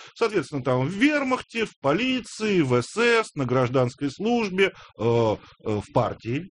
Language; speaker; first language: Russian; native; Russian